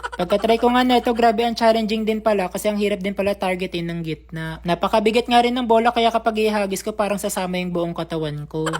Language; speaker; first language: Filipino; non-native, local second language; Cebuano